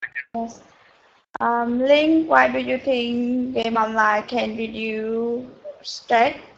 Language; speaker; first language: English; non-native, learner; Vietnamese